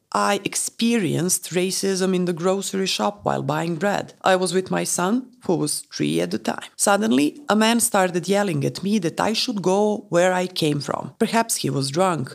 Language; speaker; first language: English; non-native, fluent; Romanian